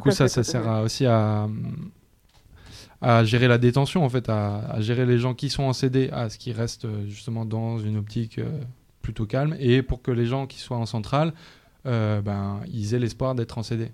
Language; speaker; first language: French; native; French